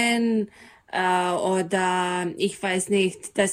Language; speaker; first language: German; non-native, learner; Serbian